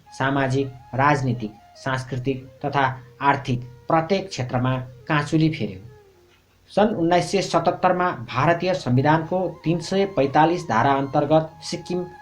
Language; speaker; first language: Nepali; native; Nepali